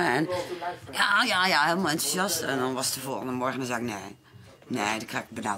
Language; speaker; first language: Dutch; native; Dutch